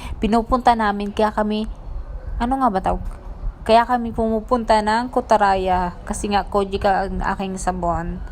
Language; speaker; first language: Filipino; native; Filipino